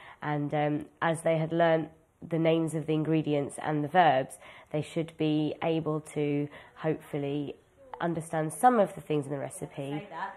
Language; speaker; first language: English; native; English